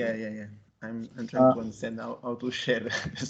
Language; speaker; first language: English; non-native, learner; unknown